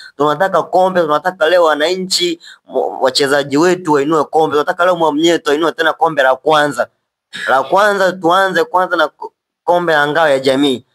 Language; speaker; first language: Swahili; native; Swahili